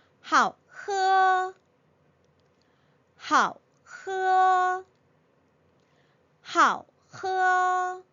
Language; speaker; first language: Chinese; non-native, fluent; Korean